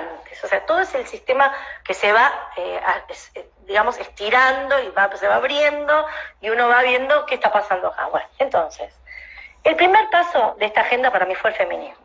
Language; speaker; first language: Spanish; native; Spanish